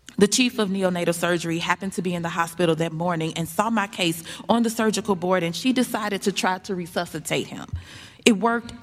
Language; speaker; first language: English; native; English